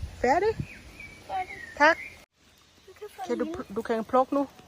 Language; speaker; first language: Danish; non-native, learner; Thai